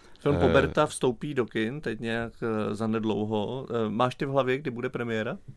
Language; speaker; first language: Czech; native; Czech